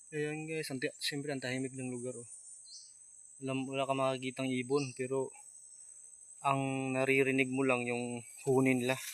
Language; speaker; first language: Filipino; non-native, local second language; Cebuano